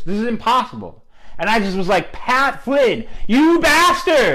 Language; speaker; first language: English; native; English